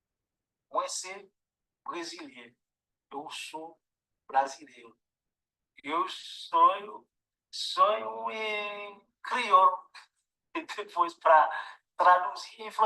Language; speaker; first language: Portuguese; non-native, learner; Haitian Creole